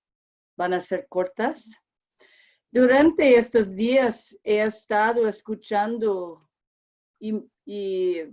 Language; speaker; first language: Spanish; non-native, learner; English